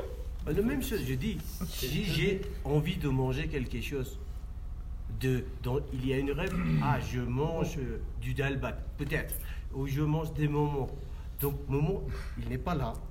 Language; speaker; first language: French; non-native, learner; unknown